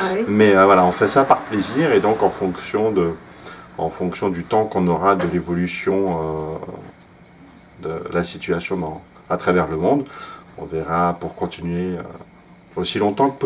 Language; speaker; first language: French; native; French